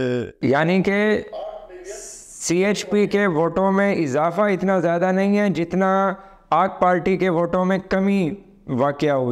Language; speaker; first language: Urdu; native; Urdu